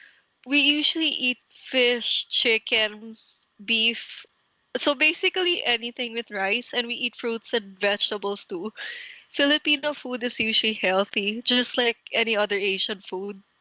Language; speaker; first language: English; non-native, local second language; Filipino